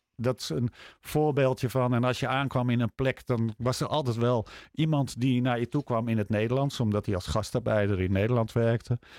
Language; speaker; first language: Dutch; native; Dutch